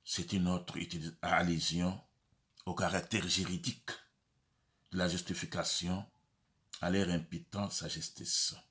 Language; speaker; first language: French; non-native, local second language; Lingala